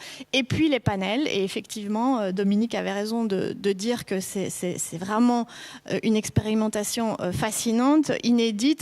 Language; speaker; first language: French; native; French